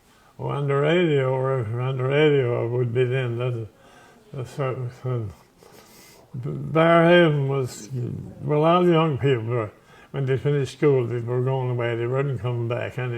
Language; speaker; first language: English; native; English